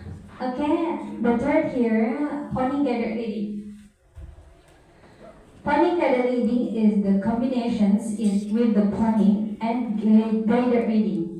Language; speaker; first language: English; non-native, learner; Indonesian